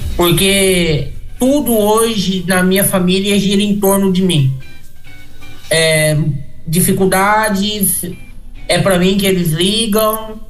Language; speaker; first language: Portuguese; native; Portuguese